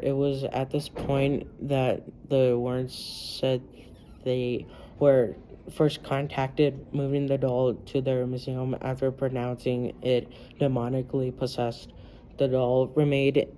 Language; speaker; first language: English; native; English